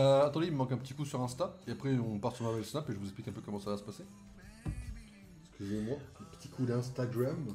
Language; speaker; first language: French; native; French